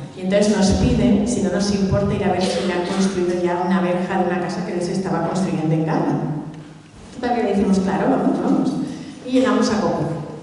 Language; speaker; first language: Spanish; early bilingual, other home language; Catalan